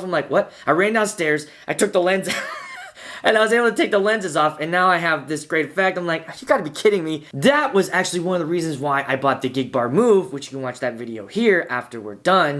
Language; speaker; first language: English; native; English